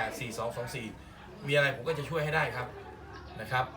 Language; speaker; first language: Thai; native; Thai